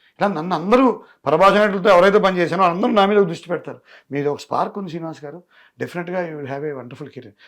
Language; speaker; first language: Telugu; native; Telugu